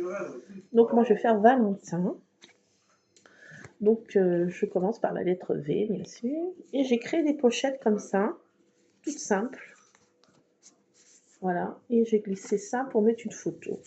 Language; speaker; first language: French; native; French